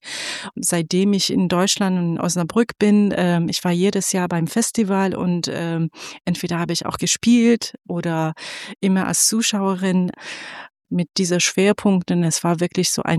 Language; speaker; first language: German; non-native, fluent; Persian